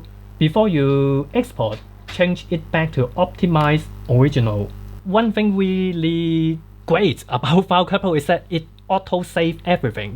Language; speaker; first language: English; non-native, fluent; Cantonese